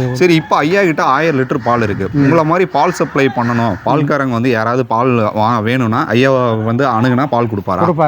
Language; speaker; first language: Tamil; native; Tamil